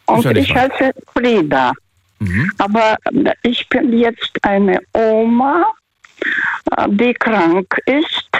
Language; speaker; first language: German; early bilingual, heritage; Russian